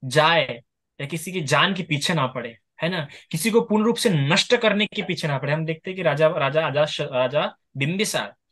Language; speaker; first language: Hindi; non-native, local second language; Marathi